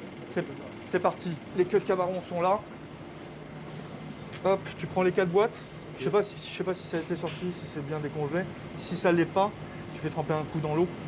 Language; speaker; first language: French; native; French